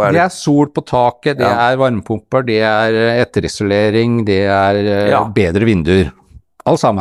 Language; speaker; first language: Norwegian; native; Norwegian